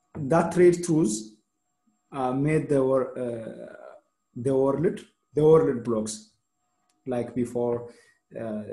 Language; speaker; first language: English; non-native, fluent; Amharic